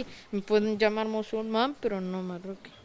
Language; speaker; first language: Spanish; early bilingual, other home language; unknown